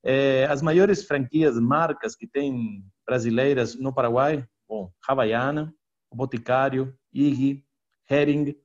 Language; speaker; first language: Portuguese; non-native, learner; Spanish